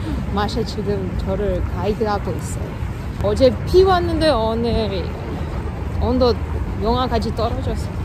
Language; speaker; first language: Korean; non-native, fluent; Russian